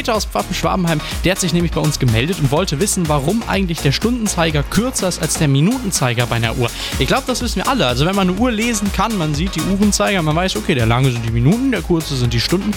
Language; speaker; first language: German; native; German